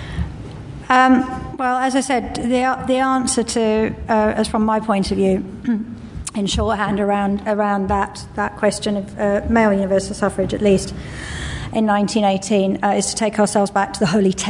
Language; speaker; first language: English; native; English